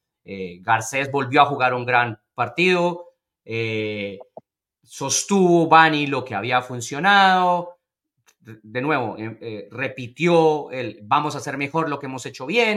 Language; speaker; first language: Spanish; native; Spanish